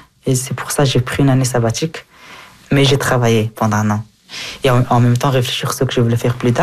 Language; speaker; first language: French; early bilingual, other home language; Persian